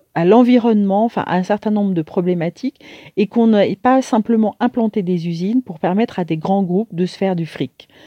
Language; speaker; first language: French; native; French